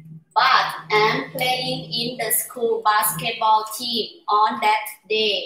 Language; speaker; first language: English; non-native, learner; Thai